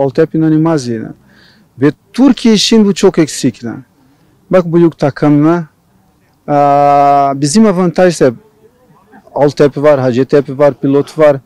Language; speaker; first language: Turkish; non-native, learner; Portuguese